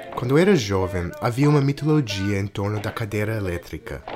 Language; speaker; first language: Portuguese; non-native, fluent; English